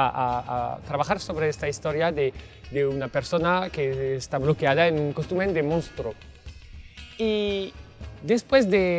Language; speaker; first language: Spanish; non-native, fluent; French